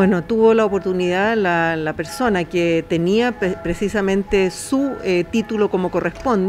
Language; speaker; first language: Spanish; native; Spanish